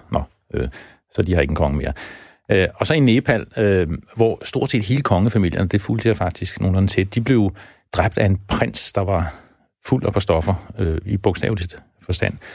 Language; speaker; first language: Danish; native; Danish